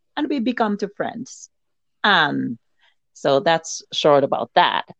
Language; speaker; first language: English; non-native, learner; Finnish